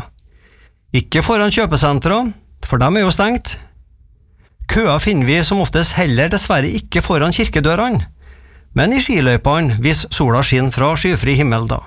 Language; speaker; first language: Norwegian; native; Norwegian